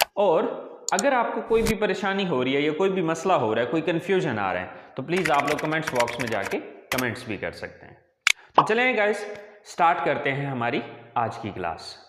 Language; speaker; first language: Urdu; native; Urdu